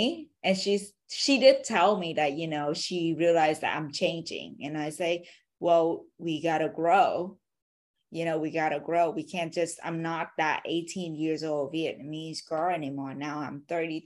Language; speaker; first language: English; non-native, fluent; Vietnamese